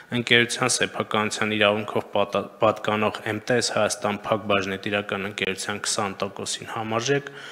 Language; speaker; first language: Armenian; native; Armenian